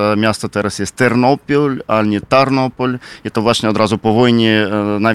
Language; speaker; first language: Polish; non-native, fluent; Ukrainian